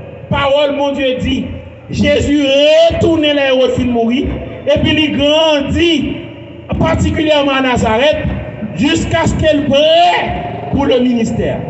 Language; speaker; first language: French; non-native, local second language; Haitian Creole